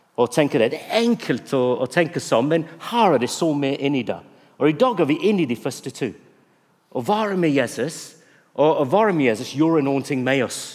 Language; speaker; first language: Norwegian; non-native, fluent; English